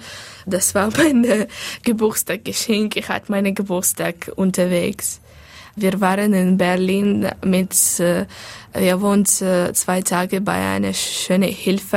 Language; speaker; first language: German; non-native, learner; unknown